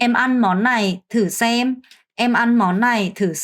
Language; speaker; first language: Vietnamese; non-native, fluent; Korean